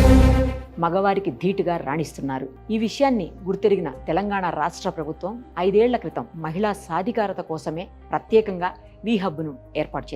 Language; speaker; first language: Telugu; native; Telugu